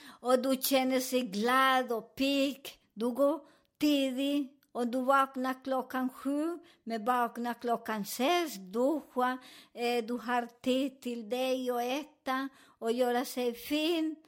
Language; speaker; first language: Swedish; non-native, fluent; Spanish